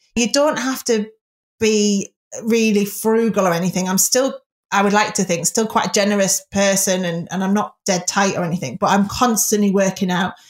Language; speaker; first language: English; native; English